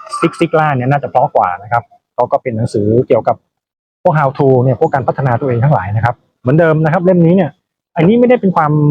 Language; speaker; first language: Thai; native; Thai